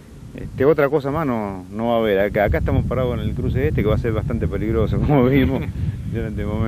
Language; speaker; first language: Spanish; native; Spanish